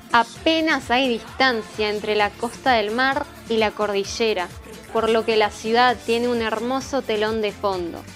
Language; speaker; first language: Spanish; non-native, fluent; Russian